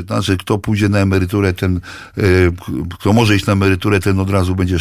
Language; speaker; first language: Polish; native; Polish